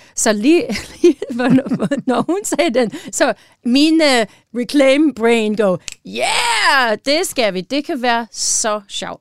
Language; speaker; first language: Danish; non-native, learner; English